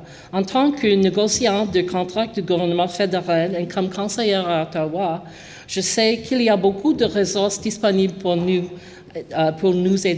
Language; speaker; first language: French; non-native, local second language; English